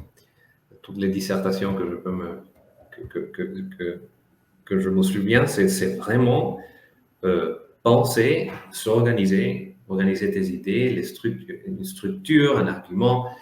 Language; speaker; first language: French; non-native, fluent; Spanish